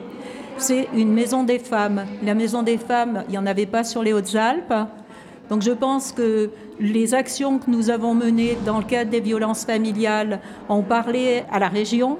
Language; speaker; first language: French; native; French